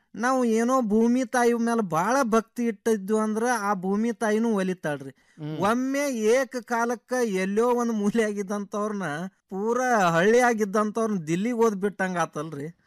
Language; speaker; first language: Kannada; native; Kannada